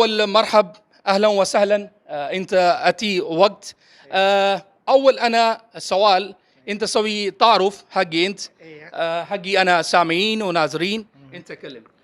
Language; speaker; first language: Arabic; non-native, learner; Urdu